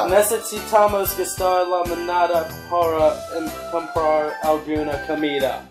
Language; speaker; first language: Spanish; non-native, learner; English